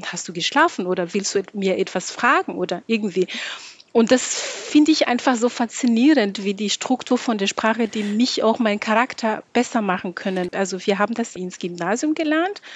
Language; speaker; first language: German; non-native, fluent; Malagasy